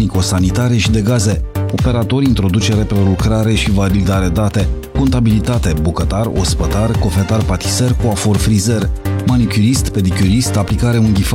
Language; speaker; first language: Romanian; native; Romanian